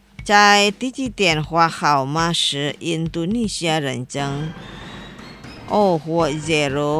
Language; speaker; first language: Chinese; non-native, fluent; Indonesian